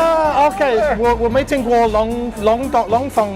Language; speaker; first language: Chinese; non-native, fluent; English